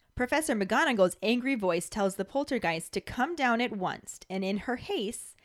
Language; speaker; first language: English; native; English